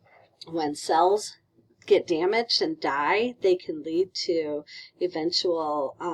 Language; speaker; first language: English; native; English